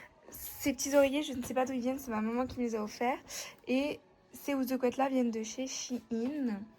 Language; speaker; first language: French; native; French